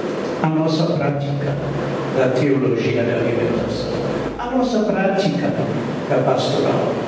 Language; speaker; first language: Portuguese; non-native, fluent; German